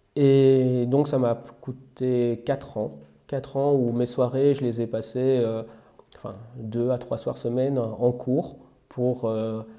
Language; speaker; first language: French; native; French